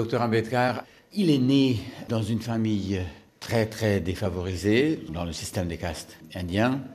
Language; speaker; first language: French; non-native, fluent; Hungarian